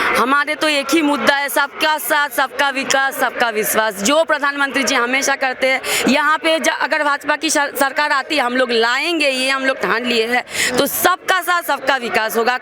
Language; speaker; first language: Hindi; non-native, local second language; Bangla